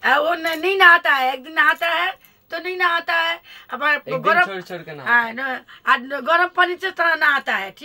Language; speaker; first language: Hindi; non-native, local second language; Bangla